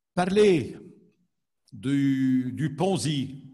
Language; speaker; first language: French; non-native, local second language; Arabic